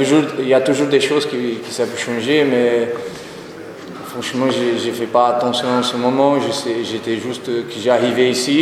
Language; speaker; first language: French; non-native, fluent; Portuguese